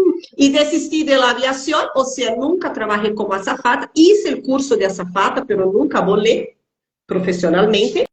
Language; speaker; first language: Spanish; non-native, fluent; Portuguese